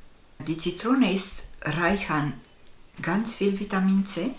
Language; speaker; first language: German; non-native, fluent; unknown